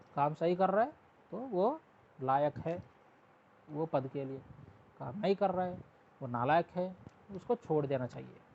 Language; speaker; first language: Hindi; non-native, local second language; Telugu